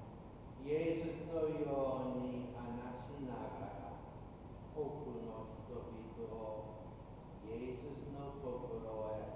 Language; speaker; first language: Japanese; non-native, fluent; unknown